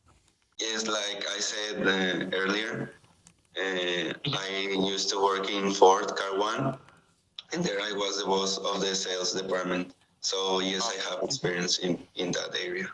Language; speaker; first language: English; non-native, learner; Spanish